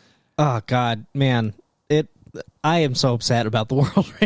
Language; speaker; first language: English; native; English